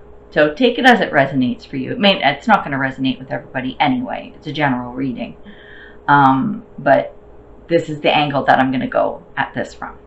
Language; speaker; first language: English; native; English